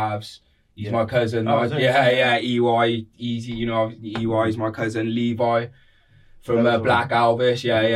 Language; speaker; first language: English; native; English